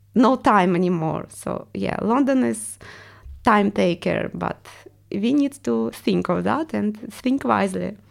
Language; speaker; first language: English; non-native, fluent; Estonian